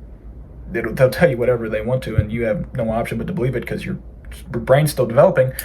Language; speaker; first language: English; native; English